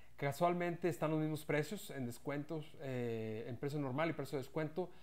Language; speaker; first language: Spanish; native; Spanish